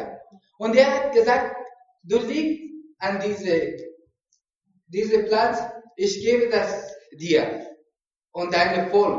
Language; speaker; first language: German; non-native, learner; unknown